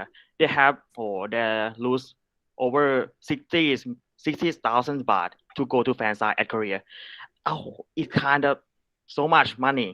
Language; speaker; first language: English; non-native, learner; Thai